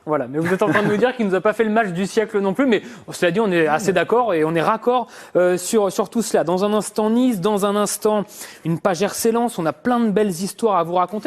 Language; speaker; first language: French; native; French